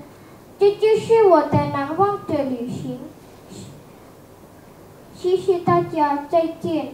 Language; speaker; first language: Chinese; non-native, learner; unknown